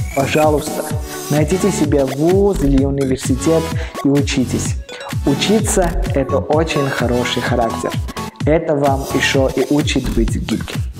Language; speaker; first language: Russian; non-native, learner; Armenian